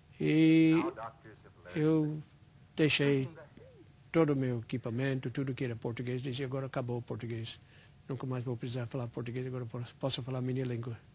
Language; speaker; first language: Portuguese; non-native, fluent; English